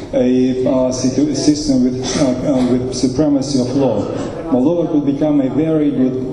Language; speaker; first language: English; non-native, fluent; Romanian